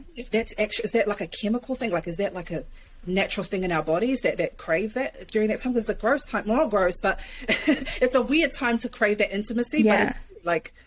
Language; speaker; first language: English; native; English